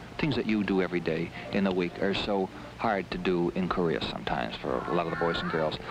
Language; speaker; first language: English; native; English